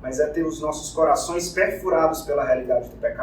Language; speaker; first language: Portuguese; native; Portuguese